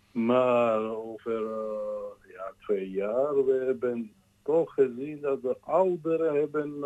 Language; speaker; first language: Dutch; non-native, learner; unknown